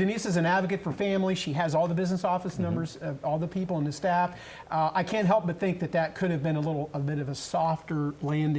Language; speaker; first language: English; native; English